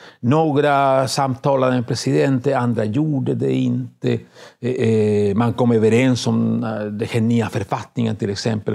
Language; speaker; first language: Swedish; non-native, fluent; Spanish